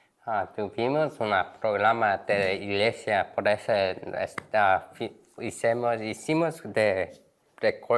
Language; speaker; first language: Spanish; non-native, learner; Korean